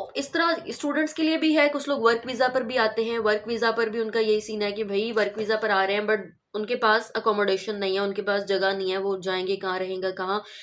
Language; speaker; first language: Urdu; non-native, local second language; Punjabi